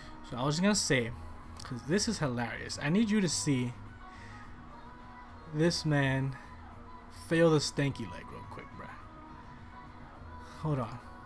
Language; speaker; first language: English; early bilingual, other home language; Spanish